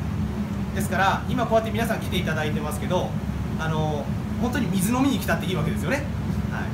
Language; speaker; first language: Japanese; native; Japanese